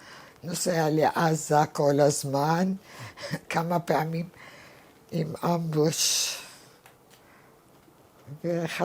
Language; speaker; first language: Hebrew; non-native, fluent; Arabic